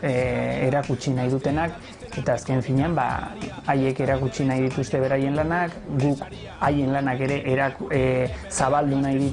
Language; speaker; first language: Basque; native; Basque